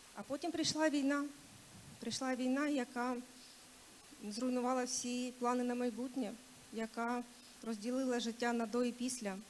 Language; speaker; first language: Ukrainian; non-native, local second language; Russian